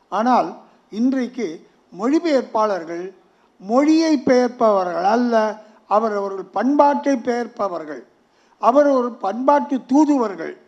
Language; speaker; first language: Tamil; native; Tamil